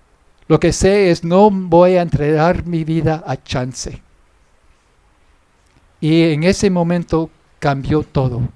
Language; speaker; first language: Spanish; non-native, fluent; English